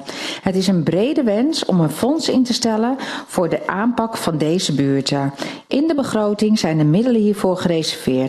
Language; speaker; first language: Dutch; native; Dutch